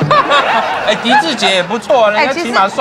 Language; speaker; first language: Chinese; native; Chinese